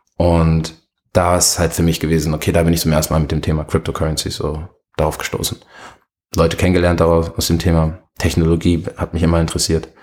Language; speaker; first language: German; early bilingual, other home language; Arabic